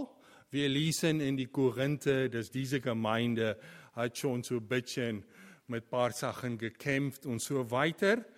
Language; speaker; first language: German; non-native, fluent; Afrikaans